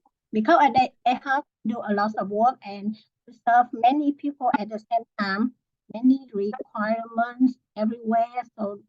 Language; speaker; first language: English; non-native, learner; Vietnamese